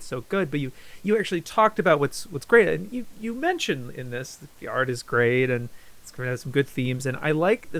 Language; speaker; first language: English; native; English